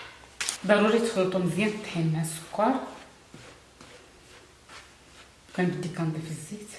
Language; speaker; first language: Arabic; native; Arabic